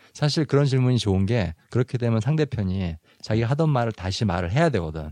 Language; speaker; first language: Korean; native; Korean